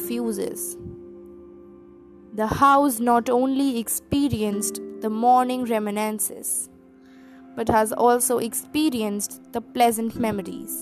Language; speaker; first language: English; non-native, local second language; Hindi